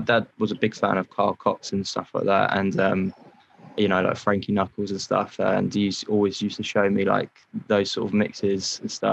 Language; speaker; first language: English; native; English